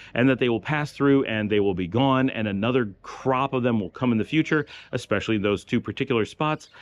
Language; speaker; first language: English; native; English